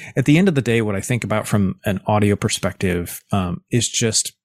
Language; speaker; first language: English; native; English